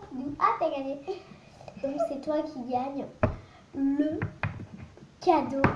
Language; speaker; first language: French; native; French